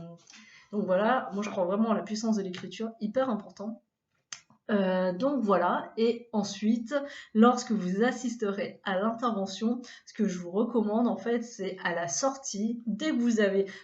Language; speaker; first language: French; native; French